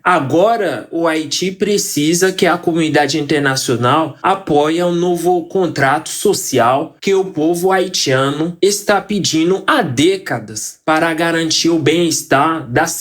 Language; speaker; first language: Portuguese; non-native, fluent; Haitian Creole